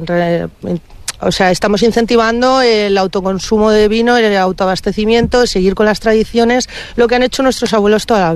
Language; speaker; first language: Spanish; native; Spanish